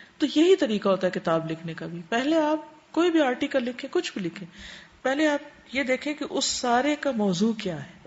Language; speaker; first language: Urdu; native; Urdu